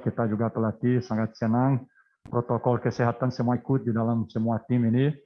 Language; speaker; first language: Indonesian; non-native, fluent; Portuguese